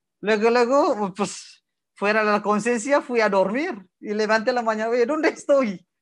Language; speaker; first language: Spanish; non-native, learner; Indonesian